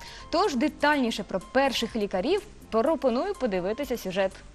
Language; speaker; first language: Ukrainian; native; Ukrainian